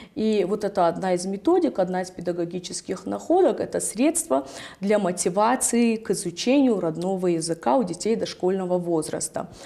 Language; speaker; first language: Russian; non-native, local second language; Ossetic